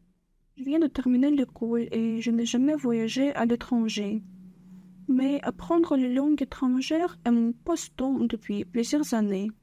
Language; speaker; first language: French; non-native, learner; Russian